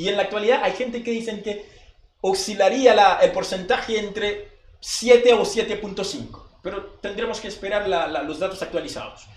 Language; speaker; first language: Spanish; non-native, fluent; Haitian Creole